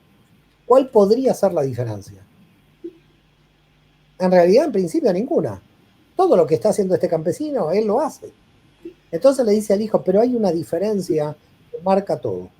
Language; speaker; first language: Spanish; native; Spanish